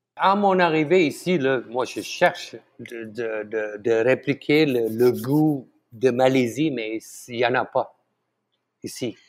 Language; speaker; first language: French; non-native, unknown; Tamil